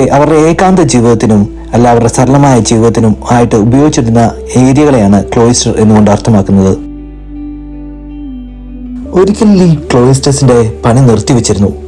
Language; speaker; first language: Malayalam; native; Malayalam